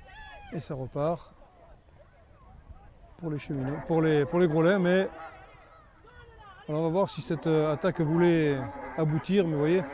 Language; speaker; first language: French; native; French